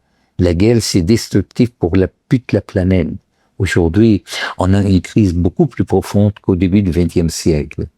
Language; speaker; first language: French; non-native, local second language; Arabic